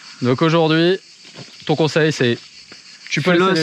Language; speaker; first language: French; native; French